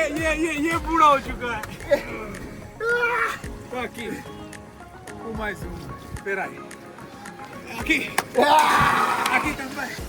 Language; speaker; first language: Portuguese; non-native, learner; Urdu